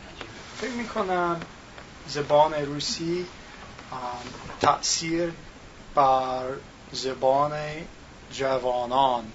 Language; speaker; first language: Persian; non-native, learner; English